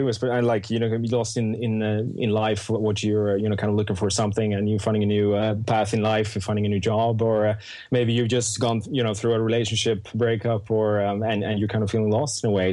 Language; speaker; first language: English; non-native, fluent; Swedish